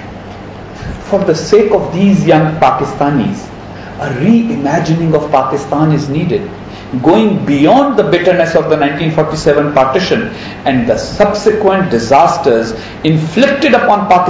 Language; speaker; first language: English; non-native, local second language; Urdu